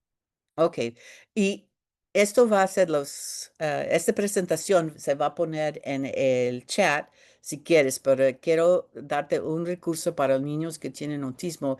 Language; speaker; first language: Spanish; early bilingual, heritage; Spanish